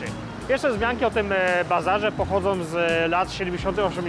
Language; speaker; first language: Polish; native; Polish